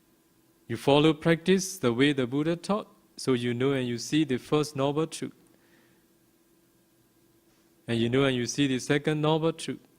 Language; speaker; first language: English; non-native, fluent; Burmese